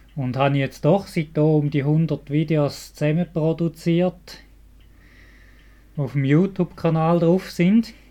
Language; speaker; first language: German; native; German